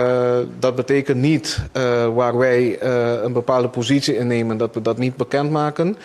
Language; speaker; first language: Dutch; non-native, local second language; Papiamento